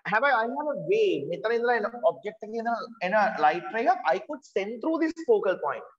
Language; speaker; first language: English; non-native, local second language; Sinhala